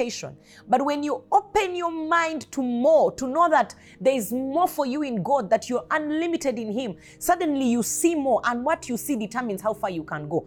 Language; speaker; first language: English; non-native, local second language; Ganda